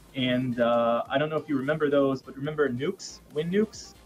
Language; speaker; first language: English; non-native, fluent; Hebrew